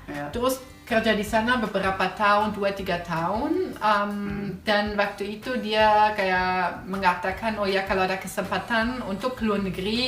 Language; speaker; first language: Indonesian; non-native, fluent; German